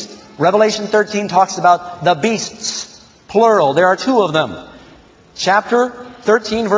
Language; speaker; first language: English; native; English